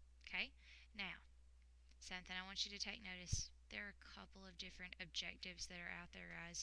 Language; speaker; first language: English; native; English